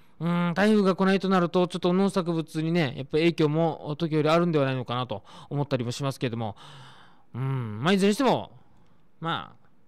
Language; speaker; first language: Japanese; native; Japanese